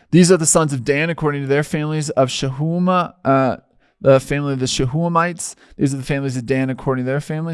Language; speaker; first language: English; native; English